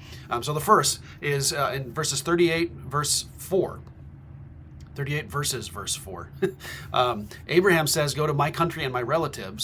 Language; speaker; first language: English; native; English